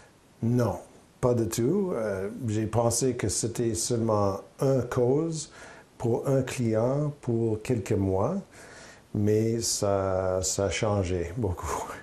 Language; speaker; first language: French; non-native, local second language; English